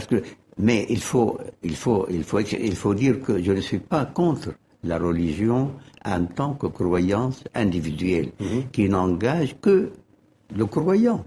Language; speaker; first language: French; non-native, fluent; Arabic